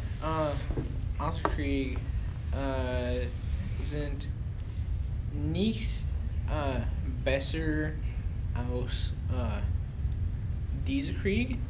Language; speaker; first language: German; non-native, learner; English